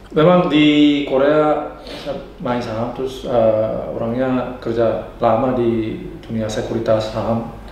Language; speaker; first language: Indonesian; non-native, fluent; Korean